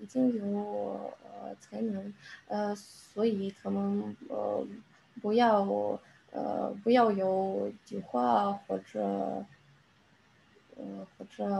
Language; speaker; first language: Chinese; non-native, learner; Russian